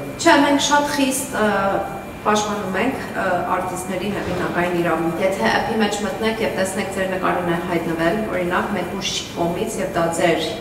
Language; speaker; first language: Armenian; early bilingual, heritage; Armenian